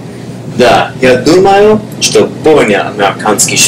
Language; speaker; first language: Russian; non-native, learner; English